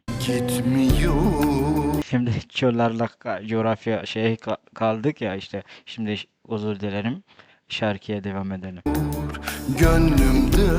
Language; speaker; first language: Turkish; non-native, fluent; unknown